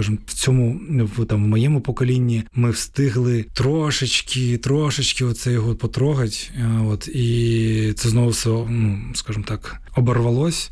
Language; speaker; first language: Ukrainian; native; Ukrainian